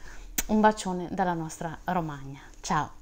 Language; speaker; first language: Italian; native; Italian